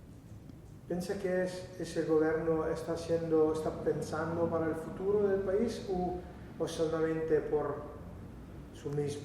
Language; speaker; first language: Spanish; non-native, learner; Italian